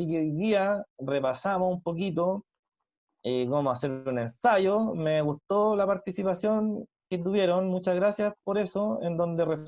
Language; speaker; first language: Spanish; native; Spanish